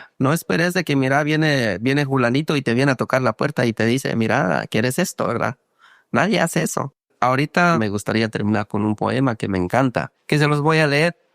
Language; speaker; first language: Spanish; non-native, local second language; Kaqchikel